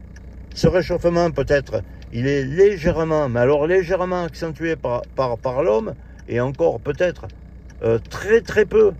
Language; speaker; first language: French; native; French